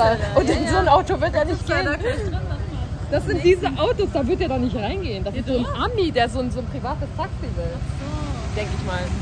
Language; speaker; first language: German; native; German